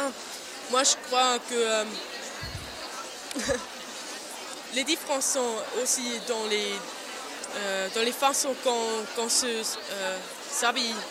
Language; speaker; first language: French; non-native, local second language; German